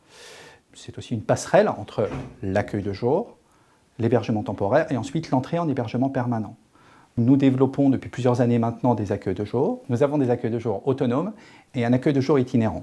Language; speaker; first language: French; native; French